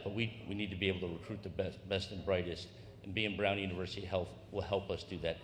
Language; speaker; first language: English; native; English